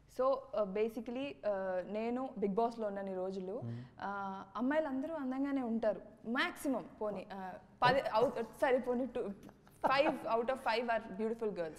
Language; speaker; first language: Telugu; native; Telugu